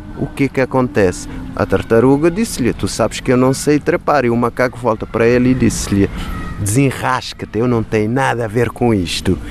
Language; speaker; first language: Portuguese; non-native, local second language; Kabuverdianu